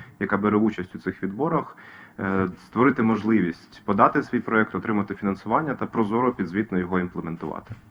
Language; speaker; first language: Ukrainian; native; Ukrainian